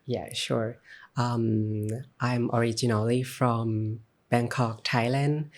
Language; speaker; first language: English; non-native, learner; Thai